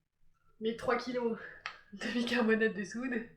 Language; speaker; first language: French; native; French